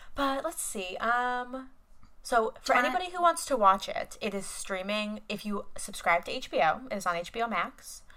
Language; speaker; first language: English; native; English